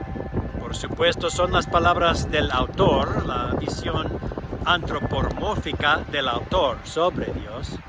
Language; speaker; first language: Spanish; non-native, fluent; English